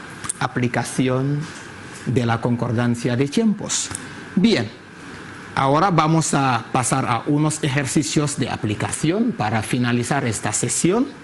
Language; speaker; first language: Spanish; non-native, fluent; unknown